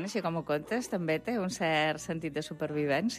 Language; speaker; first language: Catalan; native; Catalan